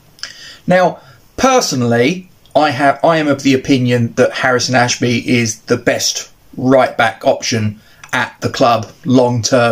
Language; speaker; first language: English; native; English